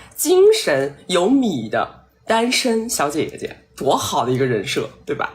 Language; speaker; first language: Chinese; native; Chinese